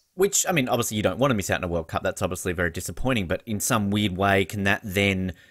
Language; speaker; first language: English; native; English